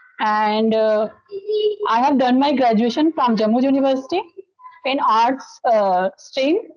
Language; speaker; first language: English; non-native, local second language; Dogri